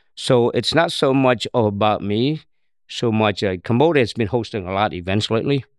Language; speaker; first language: English; non-native, learner; Khmer